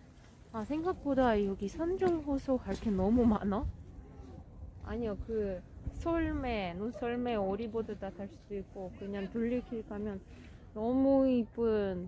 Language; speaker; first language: Korean; non-native, learner; Russian